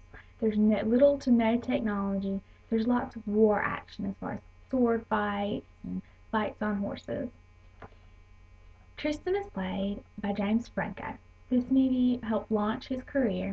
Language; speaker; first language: English; native; English